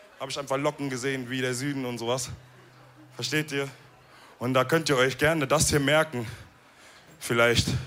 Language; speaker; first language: German; early bilingual, other home language; Wolof